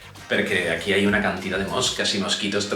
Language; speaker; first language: Catalan; non-native, local second language; Spanish